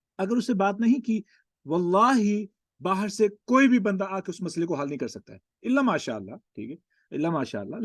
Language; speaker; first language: Urdu; non-native, local second language; Punjabi